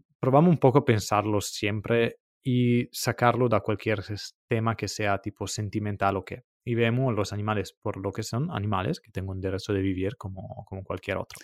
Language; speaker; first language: Spanish; non-native, fluent; Italian